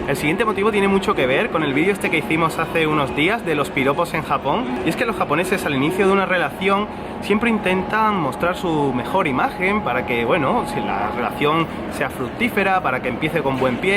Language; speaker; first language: Spanish; native; Spanish